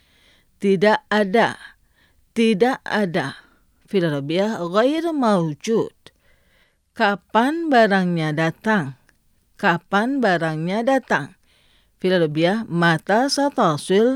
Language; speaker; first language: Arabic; non-native, fluent; Indonesian